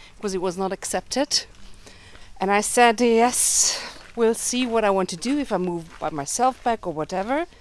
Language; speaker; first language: English; early bilingual, heritage; German